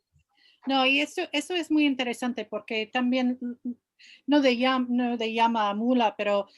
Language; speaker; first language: Spanish; non-native, fluent; English